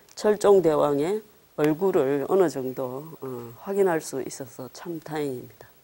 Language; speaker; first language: Korean; native; Korean